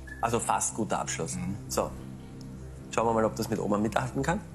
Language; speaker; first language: German; native; German